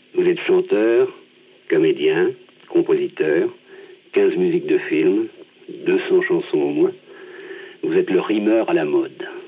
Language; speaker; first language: French; native; French